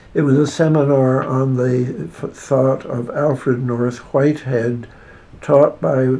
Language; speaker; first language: English; native; English